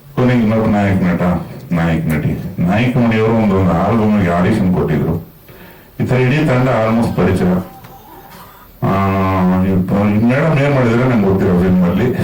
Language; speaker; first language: Kannada; native; Kannada